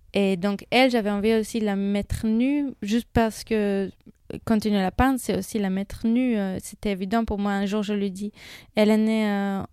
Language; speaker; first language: French; non-native, fluent; Hebrew